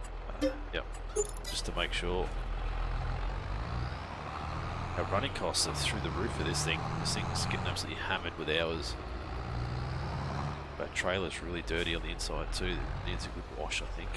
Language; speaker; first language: English; native; English